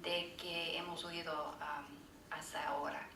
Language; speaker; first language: Spanish; non-native, learner; English